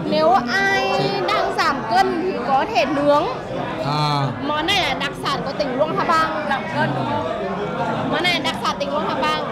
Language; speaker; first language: Vietnamese; non-native, fluent; Lao